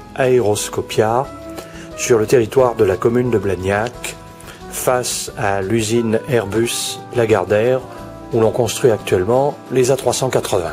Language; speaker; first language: French; native; French